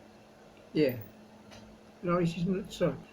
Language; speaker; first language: English; non-native, learner; Indonesian